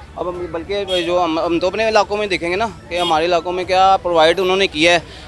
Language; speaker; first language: Urdu; non-native, local second language; Punjabi